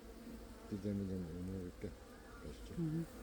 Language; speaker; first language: German; native; German